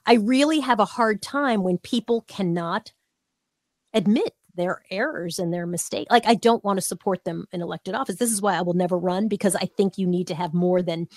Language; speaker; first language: English; native; English